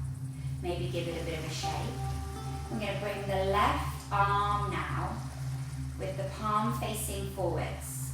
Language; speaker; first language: English; native; English